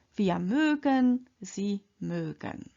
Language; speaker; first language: German; non-native, fluent; Polish